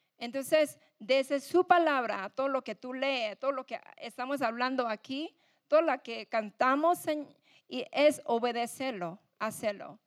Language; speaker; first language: Spanish; non-native, fluent; English